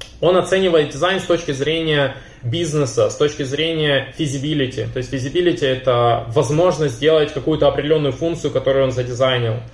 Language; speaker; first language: Russian; native; Russian